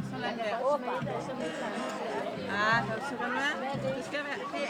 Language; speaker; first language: Danish; non-native, fluent; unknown